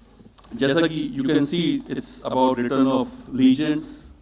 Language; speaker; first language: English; non-native, local second language; Hindi